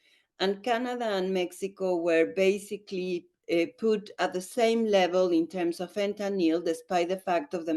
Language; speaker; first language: English; non-native, fluent; Spanish